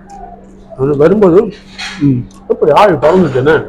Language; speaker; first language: Tamil; native; Tamil